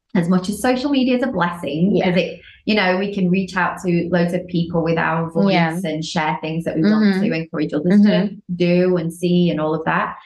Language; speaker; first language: English; native; English